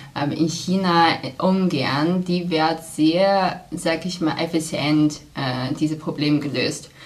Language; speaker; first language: German; non-native, fluent; Chinese